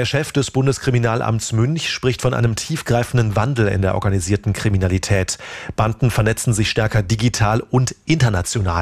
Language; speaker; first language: German; native; German